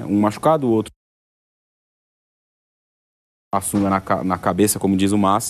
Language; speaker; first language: Portuguese; native; Portuguese